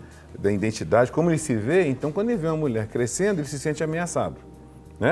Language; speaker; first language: Portuguese; native; Portuguese